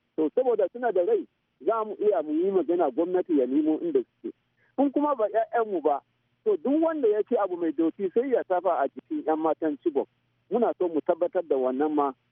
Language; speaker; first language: Hausa; non-native, local second language; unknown